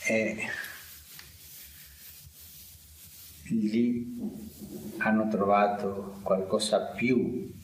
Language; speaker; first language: Italian; non-native, fluent; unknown